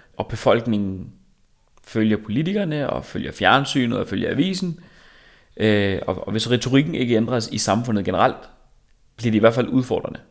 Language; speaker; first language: Danish; native; Danish